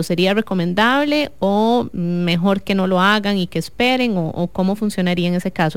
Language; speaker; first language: Spanish; native; Spanish